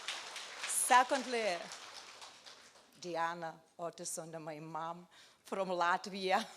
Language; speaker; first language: English; non-native, learner; Lithuanian